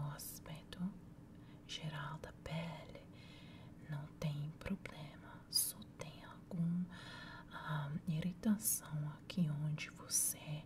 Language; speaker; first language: Portuguese; non-native, fluent; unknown